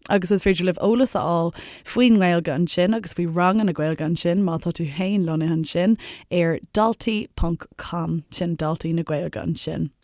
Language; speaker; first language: Irish; non-native, local second language; English